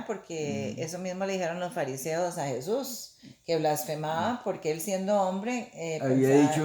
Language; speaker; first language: Spanish; native; Spanish